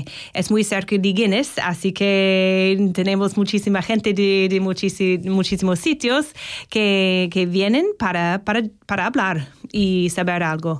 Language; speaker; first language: Spanish; non-native, learner; English